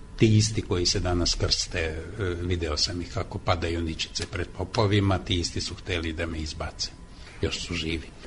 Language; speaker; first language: Serbian; non-native, local second language; Hungarian